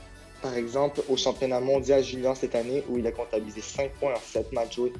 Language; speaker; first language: French; native; French